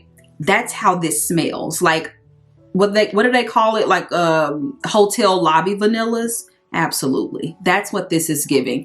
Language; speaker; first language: English; native; English